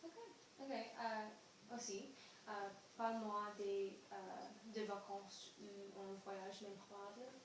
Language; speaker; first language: French; non-native, learner; English